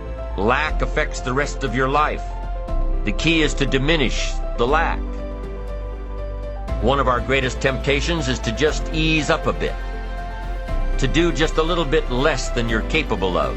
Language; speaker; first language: English; native; English